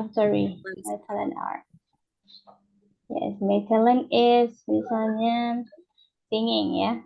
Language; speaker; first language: English; non-native, learner; Indonesian